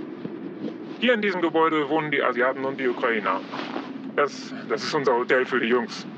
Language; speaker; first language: German; non-native, fluent; Polish